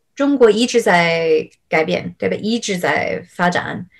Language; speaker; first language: Chinese; non-native, fluent; English